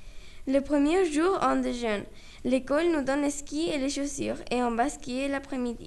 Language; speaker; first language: French; non-native, learner; Spanish